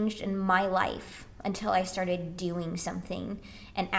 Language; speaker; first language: English; native; English